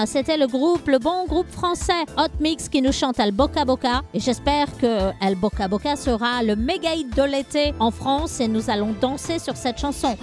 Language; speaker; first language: French; native; French